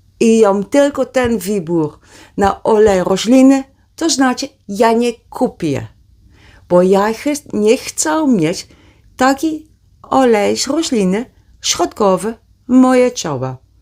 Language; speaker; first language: Polish; non-native, learner; Dutch